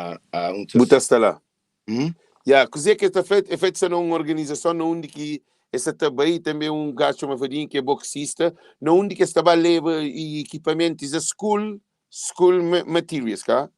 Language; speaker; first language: Portuguese; non-native, local second language; Kabuverdianu